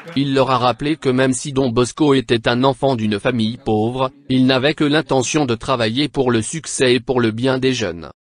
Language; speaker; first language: French; non-native, local second language; Kinyarwanda